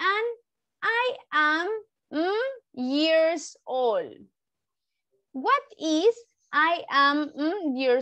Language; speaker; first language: English; non-native, fluent; Spanish